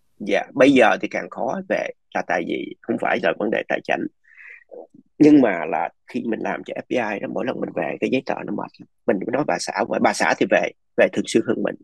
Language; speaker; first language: Vietnamese; early bilingual, other home language; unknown